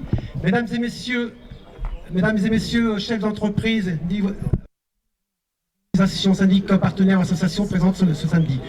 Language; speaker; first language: French; native; French